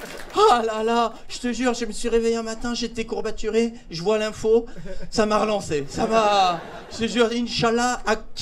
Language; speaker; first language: French; native; French